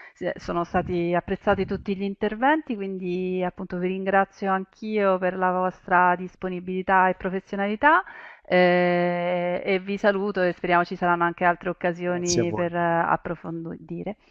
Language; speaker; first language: Italian; native; Italian